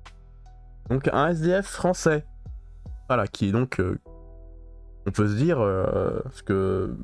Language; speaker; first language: French; native; French